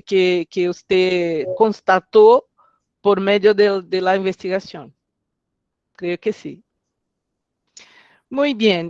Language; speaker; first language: Spanish; non-native, fluent; Portuguese